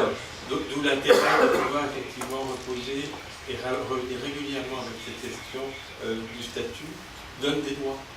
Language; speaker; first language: French; native; French